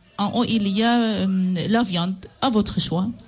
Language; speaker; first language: French; non-native, learner; Arabic